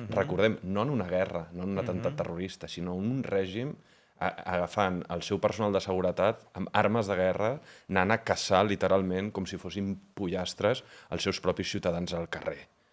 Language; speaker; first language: Catalan; early bilingual, other home language; Hebrew